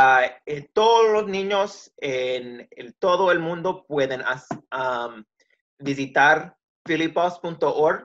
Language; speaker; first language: Spanish; early bilingual, heritage; Spanish